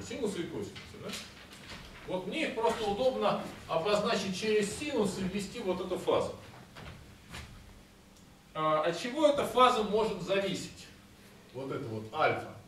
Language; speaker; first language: Russian; native; Russian